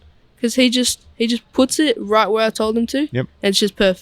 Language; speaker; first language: English; native; English